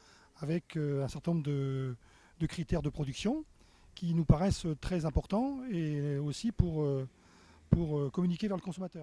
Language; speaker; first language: French; native; French